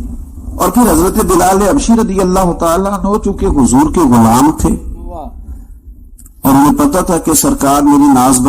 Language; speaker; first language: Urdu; non-native, local second language; Punjabi